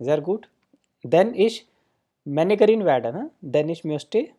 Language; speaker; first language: German; non-native, fluent; Hindi